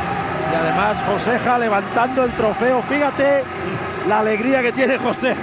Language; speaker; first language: Spanish; native; Spanish